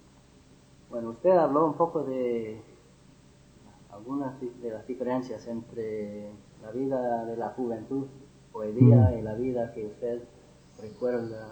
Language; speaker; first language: Spanish; non-native, fluent; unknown